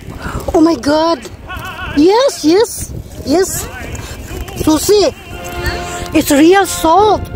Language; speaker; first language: English; non-native, learner; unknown